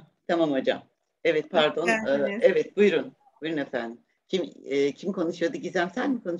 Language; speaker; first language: Turkish; native; Turkish